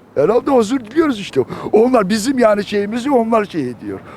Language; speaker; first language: Turkish; native; Turkish